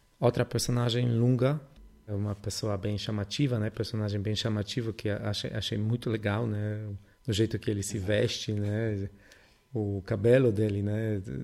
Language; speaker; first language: Portuguese; non-native, fluent; Polish